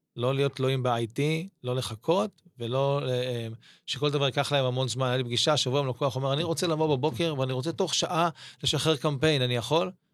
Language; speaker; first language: Hebrew; native; Hebrew